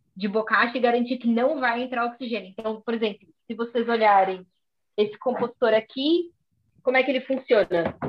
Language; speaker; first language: Portuguese; native; Portuguese